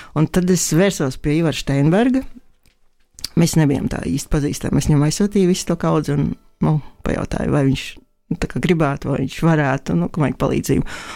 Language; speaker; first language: Latvian; native; Latvian